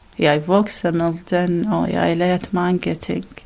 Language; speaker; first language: Danish; non-native, learner; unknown